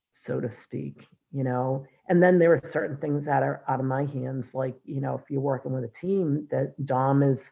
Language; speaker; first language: English; native; English